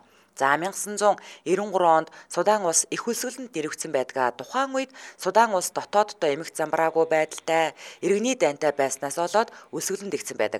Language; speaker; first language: Mongolian; native; Mongolian